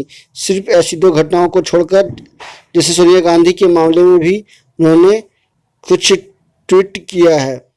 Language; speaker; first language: Hindi; native; Hindi